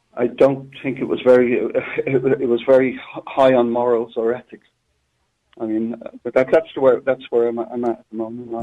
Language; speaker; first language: English; native; English